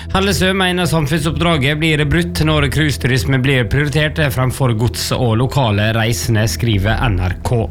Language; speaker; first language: Norwegian; native; Norwegian